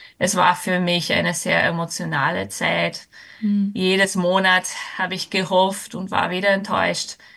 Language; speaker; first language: German; non-native, fluent; English